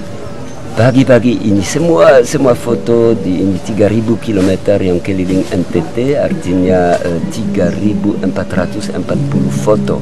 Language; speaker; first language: Indonesian; non-native, learner; French